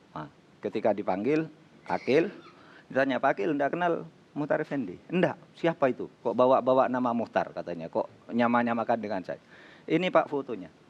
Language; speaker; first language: Indonesian; non-native, local second language; Madurese